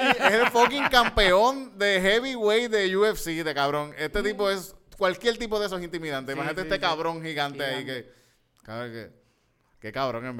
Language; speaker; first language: Spanish; native; Spanish